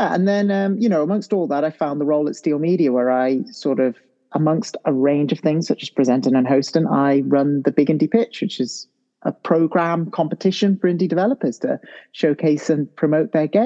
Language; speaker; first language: English; native; English